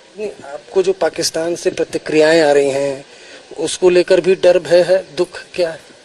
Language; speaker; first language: Hindi; native; Hindi